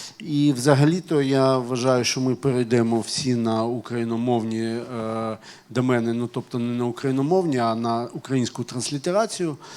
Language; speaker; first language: Ukrainian; non-native, local second language; Russian